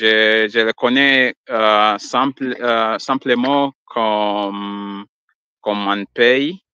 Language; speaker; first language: French; non-native, learner; Swahili